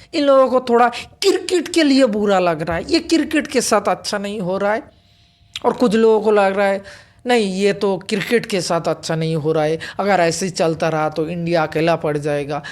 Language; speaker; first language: Hindi; non-native, local second language; Bangla